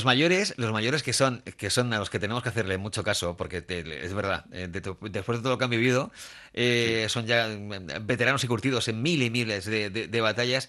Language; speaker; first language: Spanish; native; Spanish